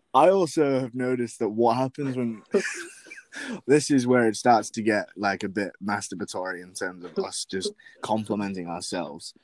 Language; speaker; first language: English; native; English